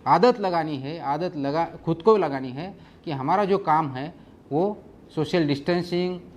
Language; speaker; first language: Hindi; non-native, local second language; Marathi